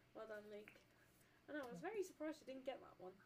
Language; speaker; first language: English; native; English